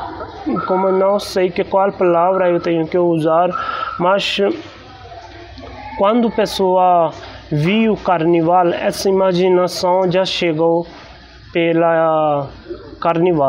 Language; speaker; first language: Portuguese; non-native, learner; Hindi